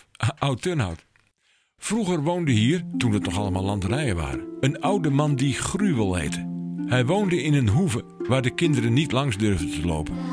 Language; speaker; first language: Dutch; native; Dutch